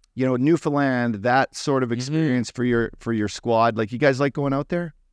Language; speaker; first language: English; native; English